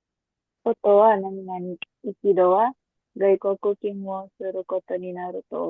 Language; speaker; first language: Japanese; non-native, learner; Indonesian